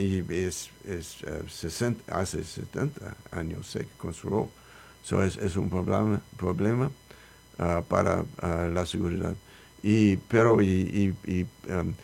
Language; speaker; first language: Spanish; non-native, learner; English